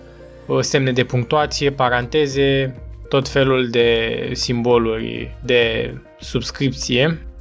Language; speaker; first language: Romanian; native; Romanian